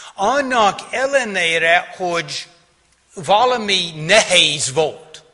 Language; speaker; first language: Hungarian; non-native, fluent; English